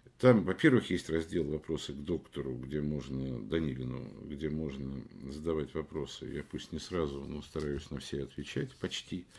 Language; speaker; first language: Russian; native; Russian